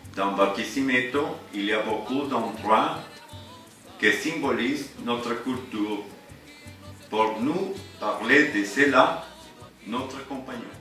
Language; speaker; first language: French; non-native, learner; Spanish